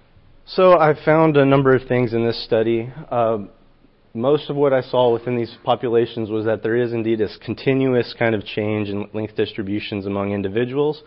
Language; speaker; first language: English; native; English